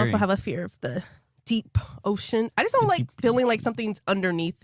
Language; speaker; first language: English; native; English